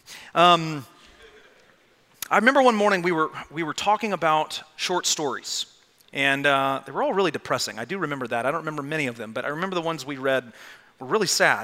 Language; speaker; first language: English; native; English